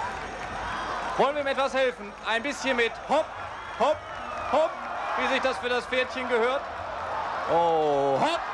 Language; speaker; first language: German; native; German